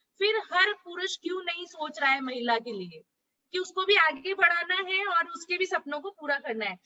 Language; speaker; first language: Hindi; native; Hindi